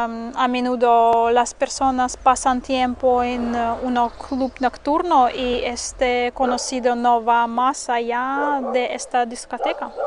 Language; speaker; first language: Spanish; non-native, fluent; Russian